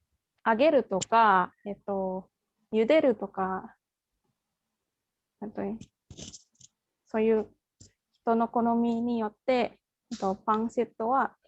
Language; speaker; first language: Japanese; non-native, fluent; Indonesian